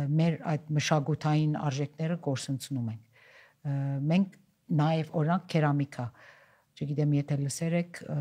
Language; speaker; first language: Armenian; early bilingual, heritage; Armenian